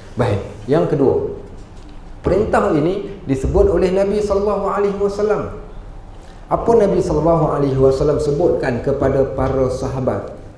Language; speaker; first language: Malay; native; Malay